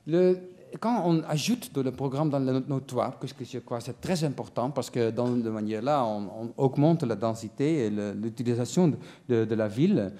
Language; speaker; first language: French; non-native, fluent; Dutch